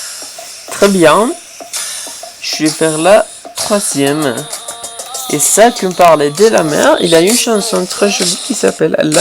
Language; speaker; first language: French; non-native, fluent; Spanish